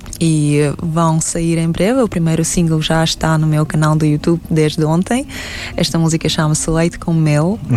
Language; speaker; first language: Portuguese; non-native, fluent; Russian